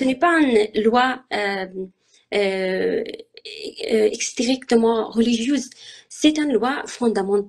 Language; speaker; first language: French; non-native, learner; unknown